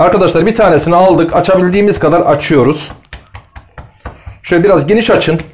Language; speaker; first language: Turkish; native; Turkish